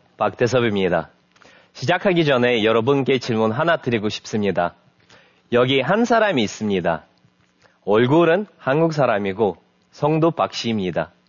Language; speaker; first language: Korean; non-native, fluent; Russian